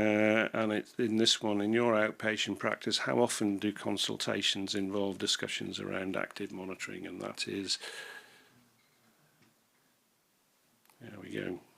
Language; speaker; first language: English; native; English